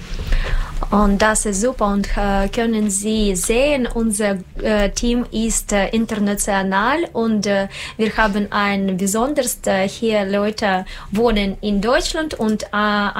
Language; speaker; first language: German; non-native, learner; Russian